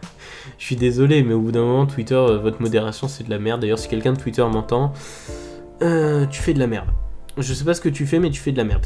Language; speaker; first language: French; native; French